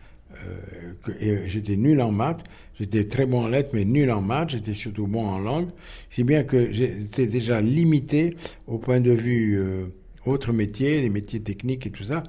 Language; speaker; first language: French; native; French